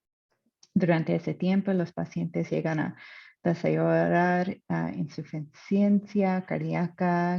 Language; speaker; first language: Spanish; non-native, fluent; English